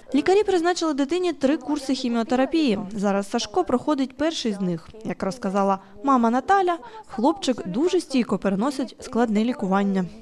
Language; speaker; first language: Ukrainian; native; Ukrainian